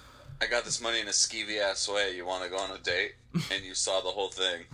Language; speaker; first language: English; native; English